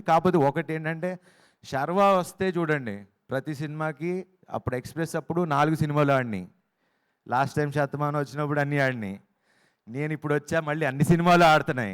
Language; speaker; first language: Telugu; native; Telugu